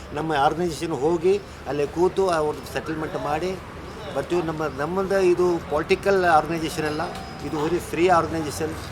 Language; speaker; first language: Kannada; non-native, local second language; Urdu